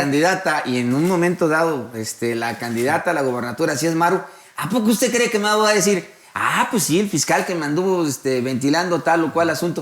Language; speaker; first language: Spanish; native; Spanish